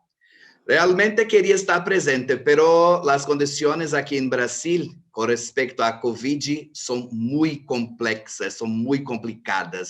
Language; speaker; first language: Spanish; non-native, fluent; Portuguese